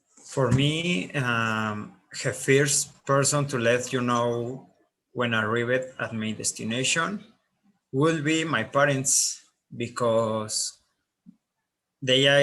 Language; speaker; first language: English; non-native, learner; Spanish